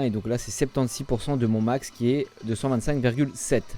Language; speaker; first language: French; native; French